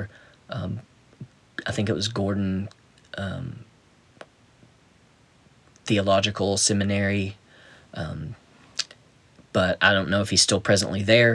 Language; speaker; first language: English; native; English